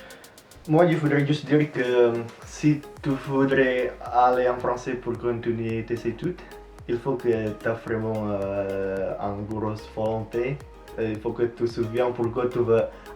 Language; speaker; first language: French; non-native, fluent; Indonesian